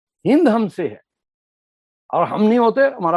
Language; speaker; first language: English; non-native, local second language; Urdu